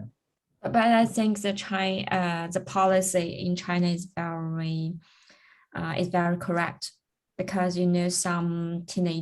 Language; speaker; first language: English; non-native, learner; Chinese